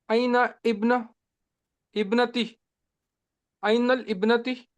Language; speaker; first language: Arabic; non-native, learner; Urdu